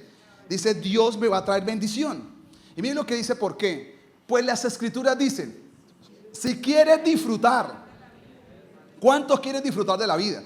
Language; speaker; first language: Spanish; native; Spanish